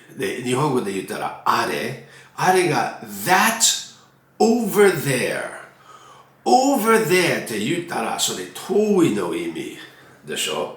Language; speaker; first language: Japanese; non-native, fluent; English